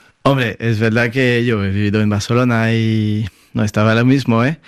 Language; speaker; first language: Spanish; non-native, fluent; French